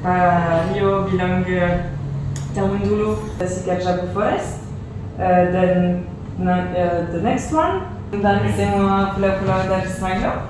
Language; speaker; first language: Indonesian; non-native, learner; French